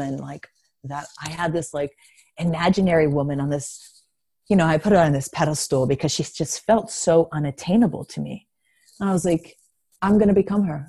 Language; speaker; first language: English; non-native, fluent; Greek